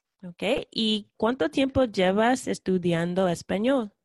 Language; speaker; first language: Spanish; non-native, fluent; English